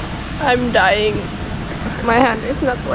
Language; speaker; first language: English; non-native, fluent; Finnish